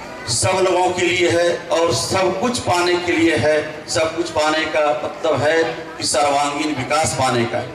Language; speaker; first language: Hindi; native; Hindi